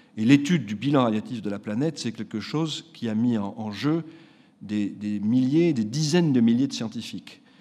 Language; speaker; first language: French; native; French